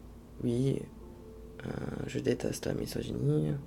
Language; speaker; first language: French; non-native, fluent; English